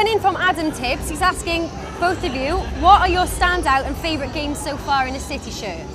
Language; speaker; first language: English; native; English